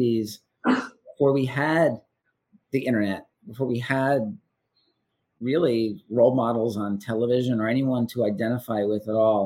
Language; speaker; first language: English; native; English